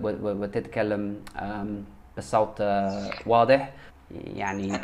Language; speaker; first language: Arabic; non-native, learner; English